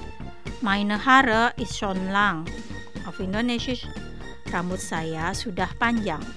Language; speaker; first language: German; non-native, fluent; Indonesian